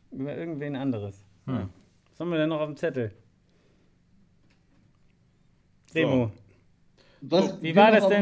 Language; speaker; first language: German; native; German